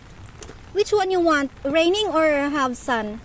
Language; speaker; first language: English; non-native, local second language; Filipino